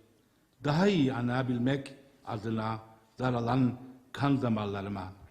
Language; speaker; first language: Turkish; native; Turkish